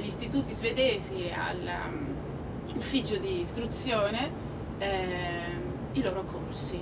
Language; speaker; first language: Italian; non-native, fluent; Spanish